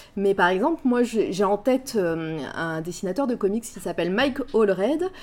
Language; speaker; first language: French; native; French